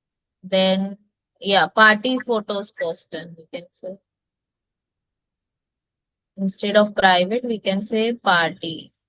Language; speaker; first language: English; non-native, local second language; Hindi